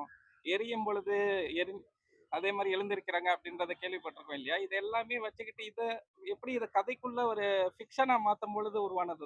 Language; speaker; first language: Tamil; native; Tamil